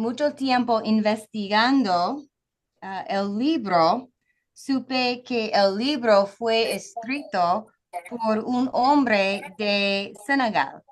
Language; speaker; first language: Spanish; non-native, fluent; English